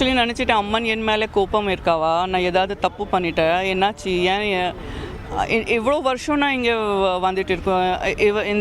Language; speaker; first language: Tamil; non-native, local second language; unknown